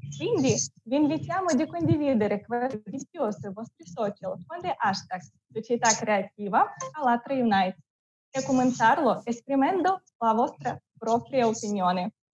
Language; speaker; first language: Italian; non-native, fluent; Russian